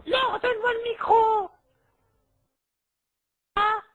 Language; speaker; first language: French; native; French